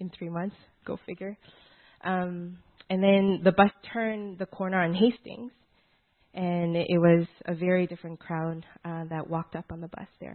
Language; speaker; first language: English; native; English